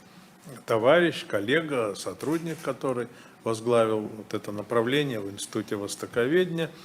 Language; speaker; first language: Russian; native; Russian